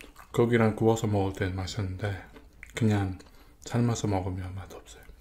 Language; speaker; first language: Korean; non-native, fluent; Dutch